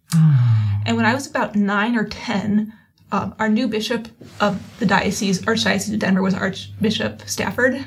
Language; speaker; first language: English; native; English